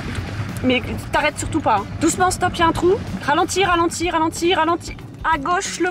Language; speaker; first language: French; native; French